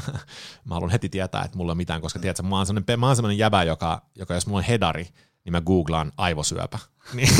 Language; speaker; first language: Finnish; early bilingual, heritage; Finnish